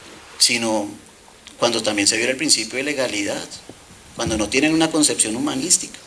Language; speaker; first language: Spanish; native; Spanish